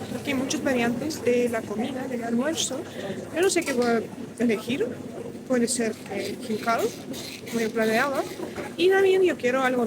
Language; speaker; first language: Spanish; non-native, fluent; Russian